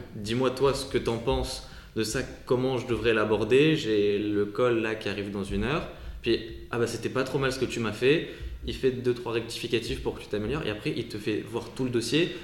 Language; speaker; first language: French; native; French